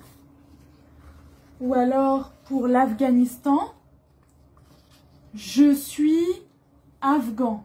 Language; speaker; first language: French; native; French